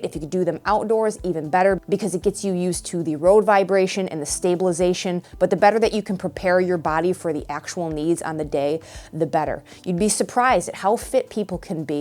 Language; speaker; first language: English; native; English